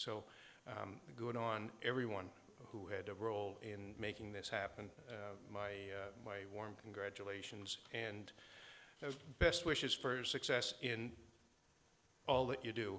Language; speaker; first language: English; native; English